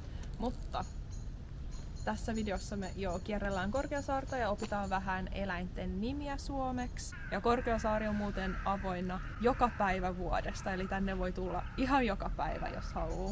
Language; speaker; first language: Finnish; native; Finnish